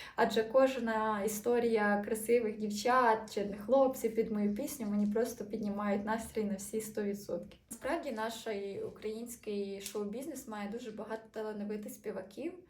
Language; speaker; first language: Ukrainian; native; Ukrainian